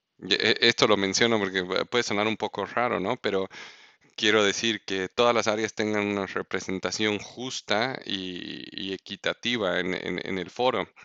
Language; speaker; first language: Spanish; native; Spanish